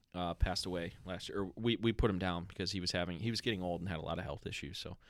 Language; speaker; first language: English; early bilingual, other home language; Italian